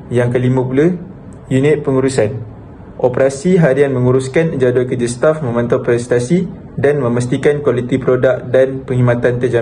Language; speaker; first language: Malay; native; Malay